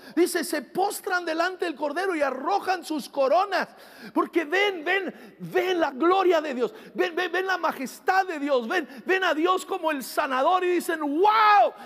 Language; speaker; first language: Spanish; non-native, fluent; English